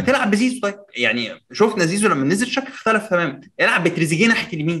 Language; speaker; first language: Arabic; native; Arabic